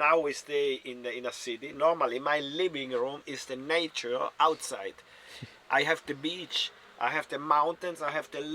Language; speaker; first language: English; non-native, learner; German